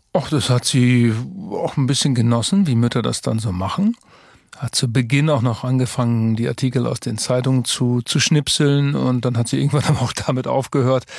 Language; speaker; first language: German; native; German